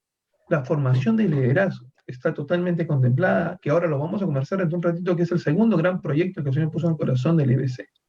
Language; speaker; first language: Spanish; native; Spanish